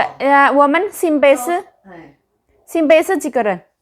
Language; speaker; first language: Chinese; non-native, learner; Javanese